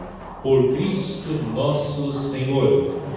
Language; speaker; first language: Portuguese; native; Portuguese